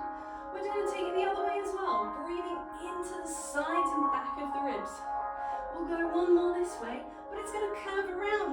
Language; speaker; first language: English; native; English